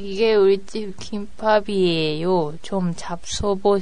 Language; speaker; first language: Korean; non-native, learner; Japanese